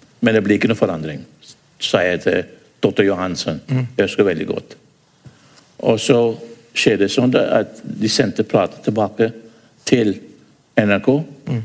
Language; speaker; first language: Norwegian; non-native, fluent; English